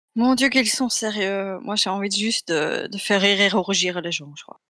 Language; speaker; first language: French; native; French